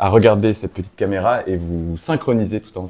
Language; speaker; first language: French; native; French